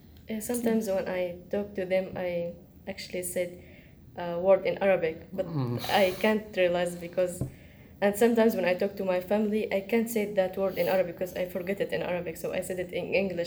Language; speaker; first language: English; non-native, learner; Arabic